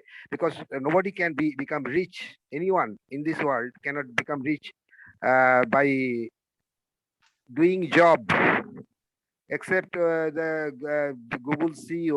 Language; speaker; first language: English; non-native, learner; Hindi